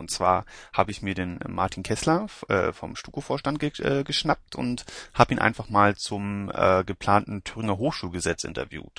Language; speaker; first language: German; native; German